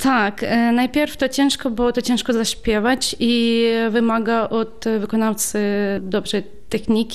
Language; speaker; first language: Polish; non-native, fluent; Ukrainian